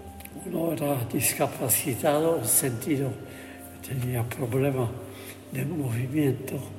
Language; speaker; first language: Spanish; non-native, fluent; Polish